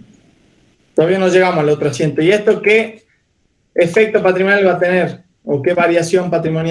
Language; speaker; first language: Spanish; native; Spanish